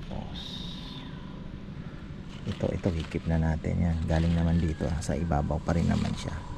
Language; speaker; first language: Filipino; native; Filipino